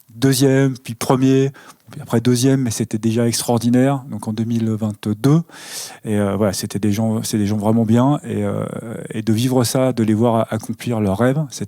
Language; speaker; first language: French; native; French